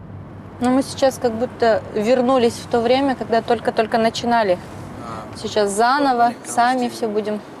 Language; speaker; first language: Russian; native; Russian